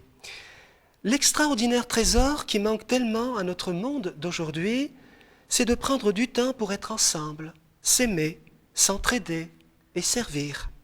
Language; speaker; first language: French; non-native, local second language; Arabic